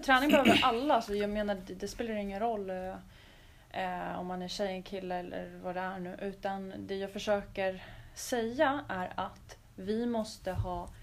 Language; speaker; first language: Swedish; early bilingual, other home language; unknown